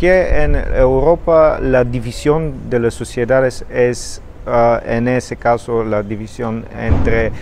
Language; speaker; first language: Spanish; non-native, fluent; Bulgarian